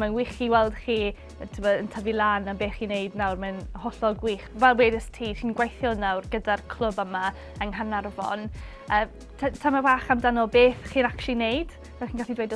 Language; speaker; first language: Welsh; non-native, local second language; English